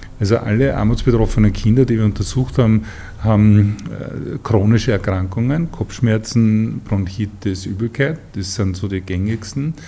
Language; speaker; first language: German; native; German